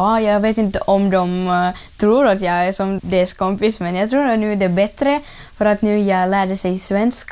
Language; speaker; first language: Swedish; early bilingual, other home language; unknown